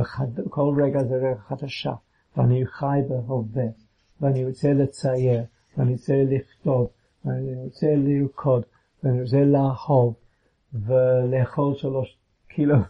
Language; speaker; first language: Hebrew; non-native, fluent; English